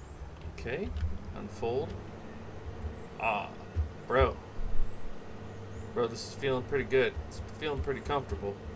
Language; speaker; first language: English; native; English